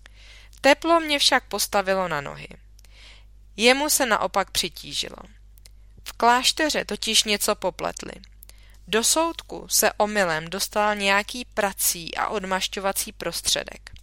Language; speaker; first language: Czech; native; Czech